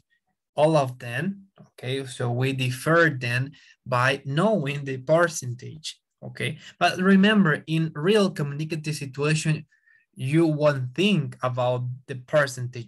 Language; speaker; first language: English; non-native, fluent; Spanish